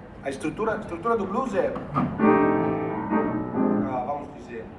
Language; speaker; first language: Portuguese; non-native, fluent; Italian